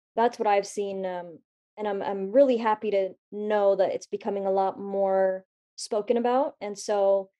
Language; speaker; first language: English; native; English